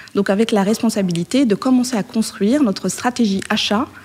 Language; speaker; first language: French; non-native, local second language; Arabic